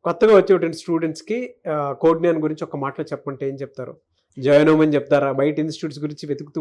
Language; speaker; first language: Telugu; native; Telugu